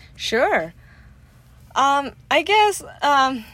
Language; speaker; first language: English; non-native, fluent; Chinese